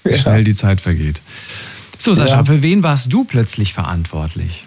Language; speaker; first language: German; native; German